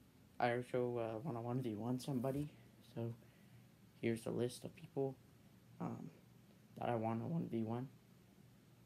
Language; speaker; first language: English; native; English